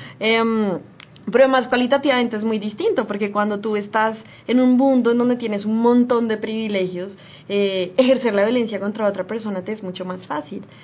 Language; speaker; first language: Spanish; native; Spanish